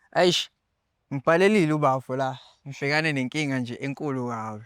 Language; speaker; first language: Zulu; native; Zulu